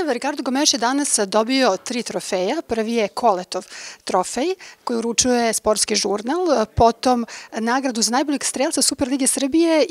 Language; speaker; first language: Serbian; native; Serbian